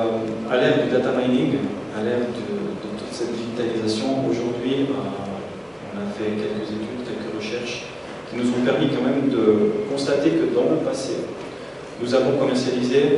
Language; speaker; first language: French; native; French